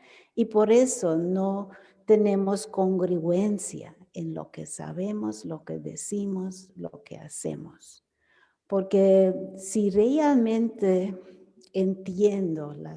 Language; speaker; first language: Spanish; non-native, fluent; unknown